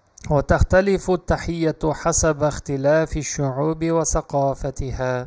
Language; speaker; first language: Arabic; non-native, fluent; Uzbek